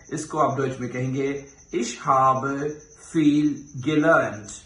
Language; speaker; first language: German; non-native, fluent; Urdu